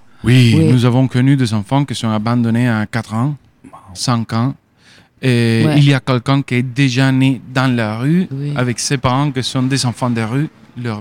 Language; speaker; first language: French; non-native, fluent; Spanish